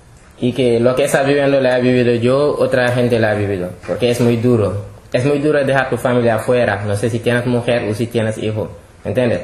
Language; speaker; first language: Spanish; non-native, fluent; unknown